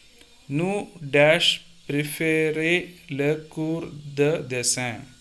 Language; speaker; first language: French; non-native, learner; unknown